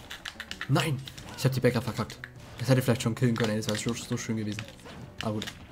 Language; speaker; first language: German; native; German